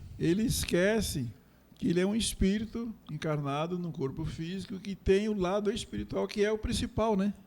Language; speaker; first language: Portuguese; native; Portuguese